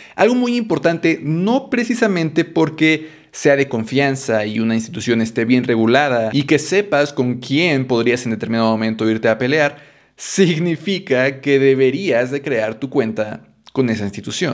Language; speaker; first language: Spanish; native; Spanish